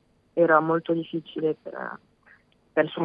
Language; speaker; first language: Italian; non-native, learner; French